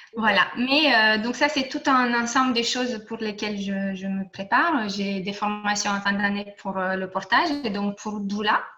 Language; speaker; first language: French; non-native, fluent; Romanian